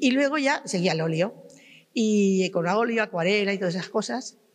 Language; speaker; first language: Spanish; native; Spanish